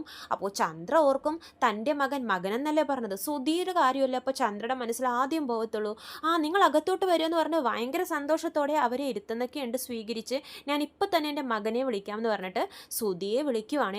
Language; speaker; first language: Malayalam; native; Malayalam